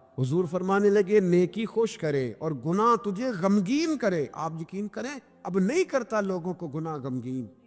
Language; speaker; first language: Urdu; non-native, local second language; Punjabi